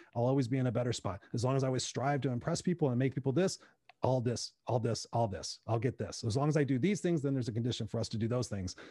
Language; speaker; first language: English; native; English